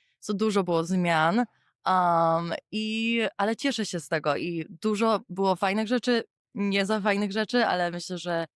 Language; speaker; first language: Polish; early bilingual, heritage; English